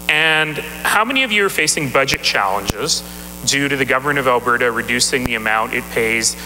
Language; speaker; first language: English; native; English